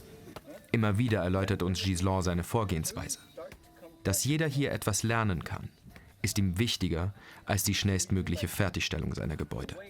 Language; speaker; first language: German; native; German